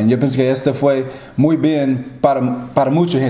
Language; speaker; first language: Spanish; non-native, learner; English